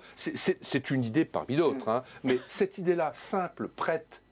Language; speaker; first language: French; native; French